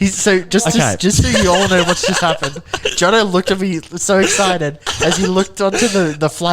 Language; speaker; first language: English; native; English